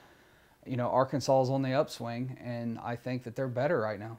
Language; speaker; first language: English; native; English